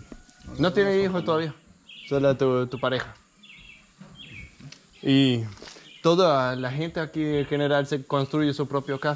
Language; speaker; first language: Spanish; non-native, learner; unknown